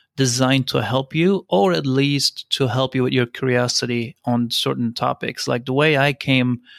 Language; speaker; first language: English; non-native, fluent; Turkish